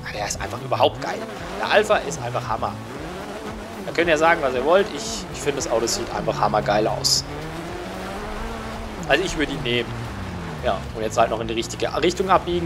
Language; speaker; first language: German; native; German